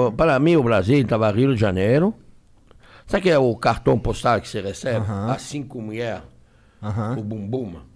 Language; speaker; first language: Portuguese; non-native, fluent; French